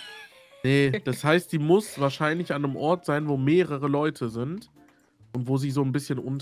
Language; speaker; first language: German; native; German